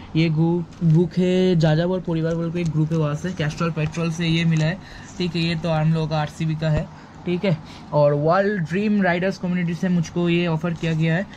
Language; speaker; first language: Hindi; non-native, local second language; Bangla